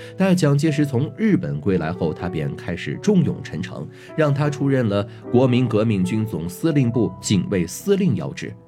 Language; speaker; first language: Chinese; native; Chinese